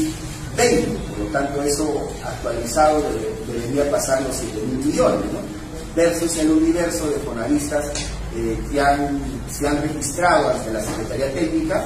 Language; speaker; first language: Spanish; native; Spanish